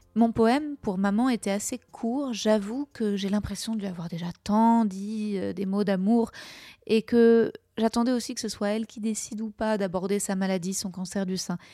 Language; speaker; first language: French; native; French